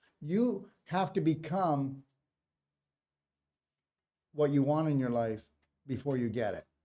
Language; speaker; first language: English; native; English